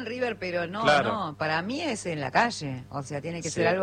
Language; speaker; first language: Spanish; native; Spanish